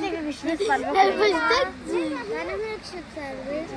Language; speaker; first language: German; early bilingual, other home language; Arabic